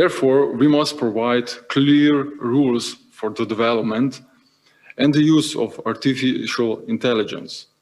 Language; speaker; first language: English; non-native, fluent; Slovenian